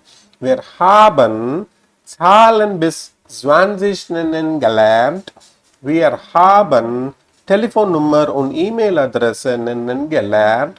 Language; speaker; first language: German; non-native, learner; Tamil